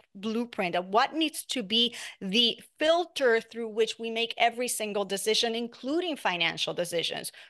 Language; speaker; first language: English; non-native, fluent; Spanish